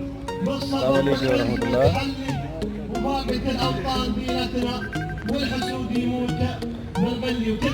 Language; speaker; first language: Arabic; native; Arabic